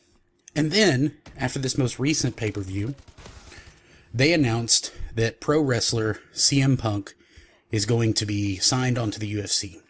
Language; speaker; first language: English; native; English